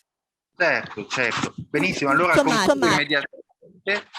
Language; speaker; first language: Italian; native; Italian